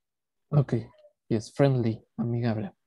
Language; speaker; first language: English; non-native, fluent; Spanish